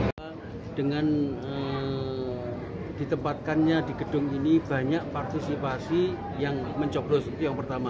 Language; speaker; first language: Indonesian; native; Indonesian